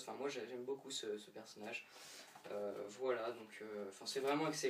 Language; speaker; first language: French; native; French